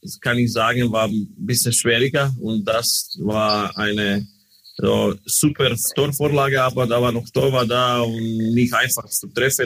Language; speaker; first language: German; non-native, learner; Croatian